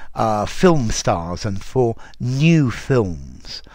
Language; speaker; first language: English; native; English